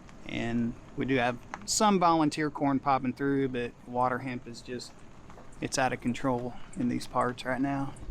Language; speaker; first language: English; native; English